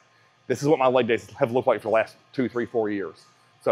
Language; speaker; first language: English; native; English